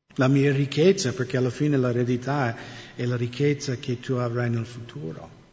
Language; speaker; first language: Italian; non-native, fluent; English